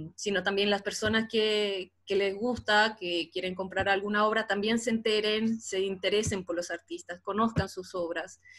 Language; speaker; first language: Spanish; native; Spanish